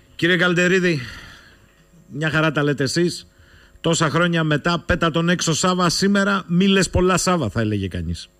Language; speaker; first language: Greek; native; Greek